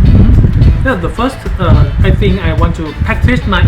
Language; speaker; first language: English; non-native, learner; Thai